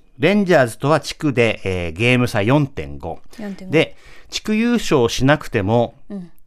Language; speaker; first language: Japanese; native; Japanese